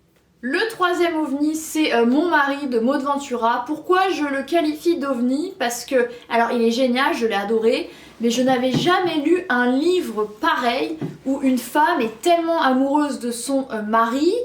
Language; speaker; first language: French; native; French